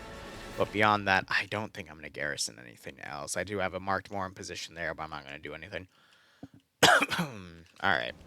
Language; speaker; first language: English; native; English